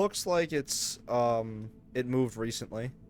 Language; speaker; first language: English; native; English